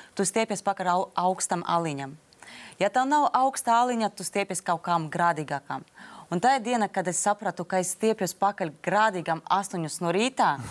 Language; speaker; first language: Latvian; non-native, local second language; Russian